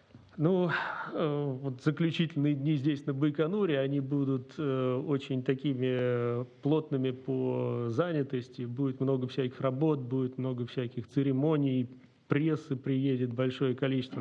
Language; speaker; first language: Russian; native; Russian